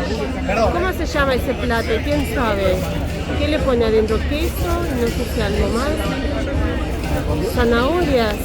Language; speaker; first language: Spanish; non-native, fluent; Russian